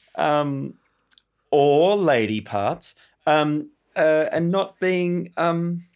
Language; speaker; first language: English; native; English